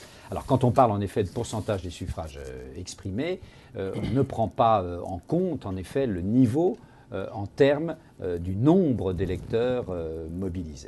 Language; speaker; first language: French; native; French